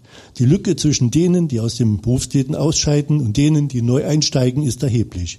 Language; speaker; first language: German; native; German